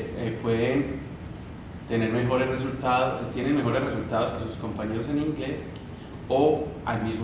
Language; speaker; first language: Spanish; non-native, fluent; English